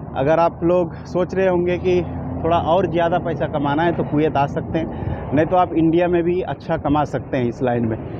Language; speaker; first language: Hindi; native; Hindi